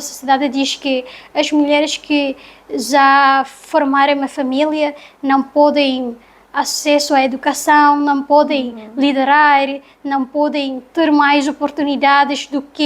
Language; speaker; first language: Portuguese; non-native, learner; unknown